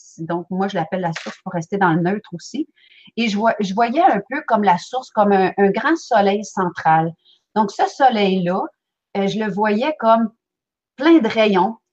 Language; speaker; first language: French; native; French